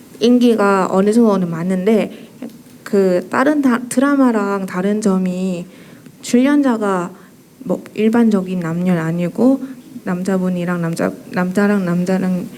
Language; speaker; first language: Korean; non-native, fluent; Thai